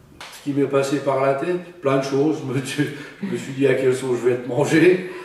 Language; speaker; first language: French; native; French